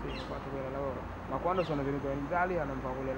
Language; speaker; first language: Italian; non-native, learner; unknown